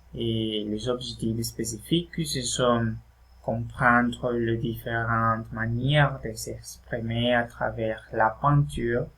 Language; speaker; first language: French; non-native, fluent; Spanish